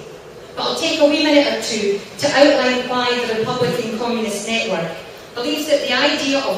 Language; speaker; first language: English; native; English